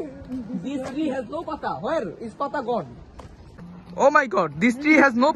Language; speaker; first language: English; non-native, local second language; Bangla